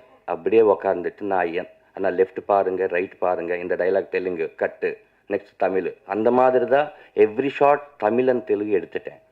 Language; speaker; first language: Tamil; non-native, learner; Telugu